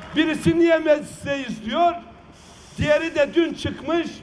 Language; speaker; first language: Turkish; non-native, local second language; Kurdish